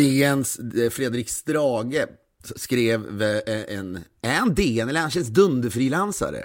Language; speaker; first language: Swedish; native; Swedish